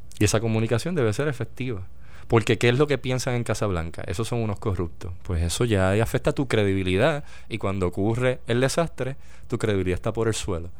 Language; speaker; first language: Spanish; native; Spanish